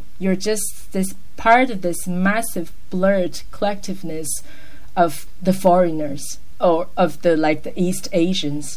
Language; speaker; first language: English; non-native, fluent; Chinese